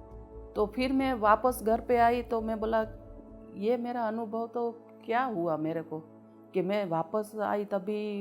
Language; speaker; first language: Hindi; non-native, local second language; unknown